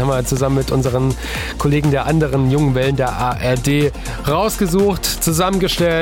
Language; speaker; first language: German; native; German